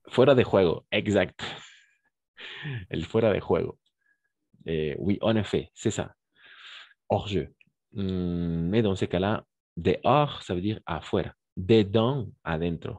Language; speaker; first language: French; non-native, fluent; Spanish